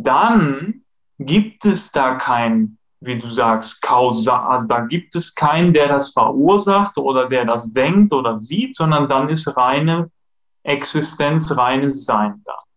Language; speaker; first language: German; non-native, fluent; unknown